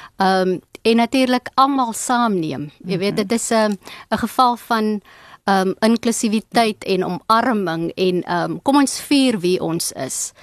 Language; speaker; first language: Afrikaans; native; Afrikaans